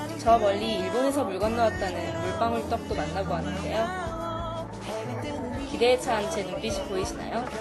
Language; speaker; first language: Korean; native; Korean